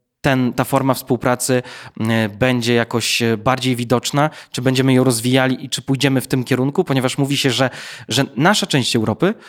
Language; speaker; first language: Polish; native; Polish